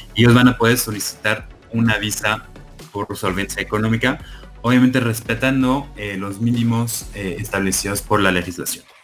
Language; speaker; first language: Spanish; non-native, fluent; French